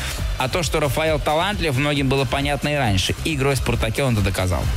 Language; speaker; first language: Russian; native; Russian